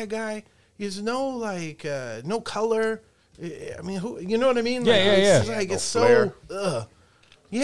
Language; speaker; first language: English; native; English